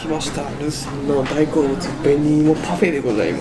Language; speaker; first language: Japanese; native; Japanese